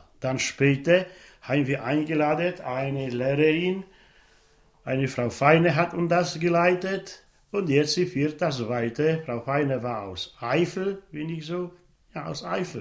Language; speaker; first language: German; non-native, local second language; Polish